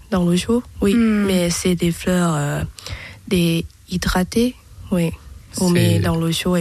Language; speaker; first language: French; non-native, learner; Thai